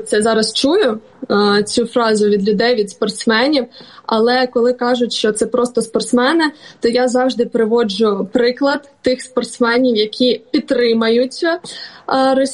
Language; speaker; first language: Ukrainian; native; Ukrainian